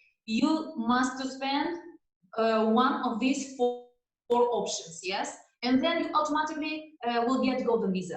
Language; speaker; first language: English; non-native, learner; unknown